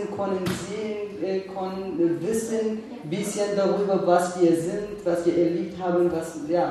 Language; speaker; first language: German; non-native, fluent; Kurdish